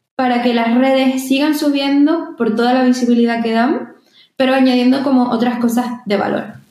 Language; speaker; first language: Spanish; native; Spanish